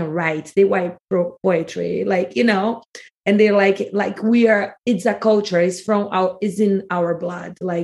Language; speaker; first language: English; non-native, fluent; Portuguese